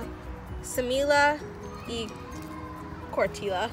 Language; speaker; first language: Spanish; non-native, learner; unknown